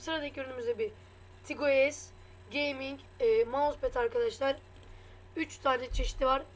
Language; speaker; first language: Turkish; native; Turkish